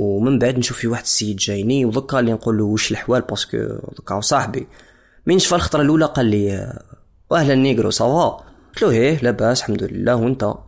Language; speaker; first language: Arabic; non-native, fluent; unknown